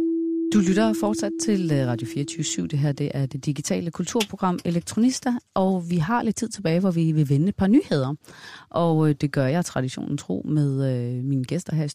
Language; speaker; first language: Danish; native; Danish